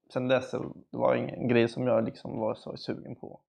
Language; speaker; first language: Swedish; early bilingual, other home language; Spanish